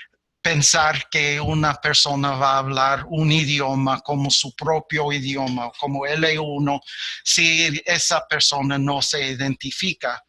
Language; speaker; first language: Spanish; non-native, fluent; English